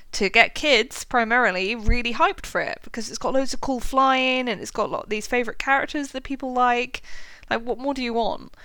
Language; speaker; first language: English; native; English